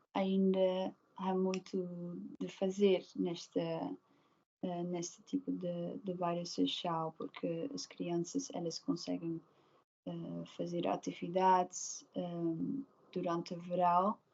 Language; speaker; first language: Portuguese; non-native, learner; Dutch